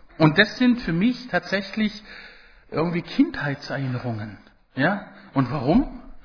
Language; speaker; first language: German; early bilingual, other home language; Italian